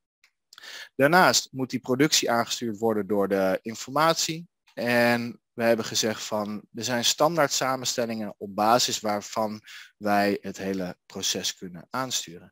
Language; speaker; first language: Dutch; native; Dutch